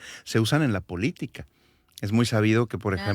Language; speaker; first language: Spanish; native; Spanish